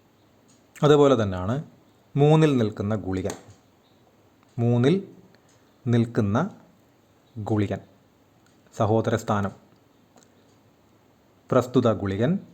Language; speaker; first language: Malayalam; native; Malayalam